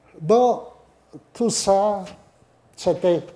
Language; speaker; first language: French; non-native, fluent; Yiddish